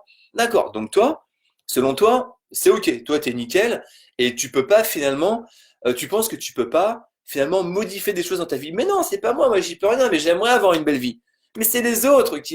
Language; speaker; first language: French; native; French